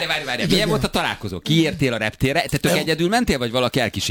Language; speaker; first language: Hungarian; native; Hungarian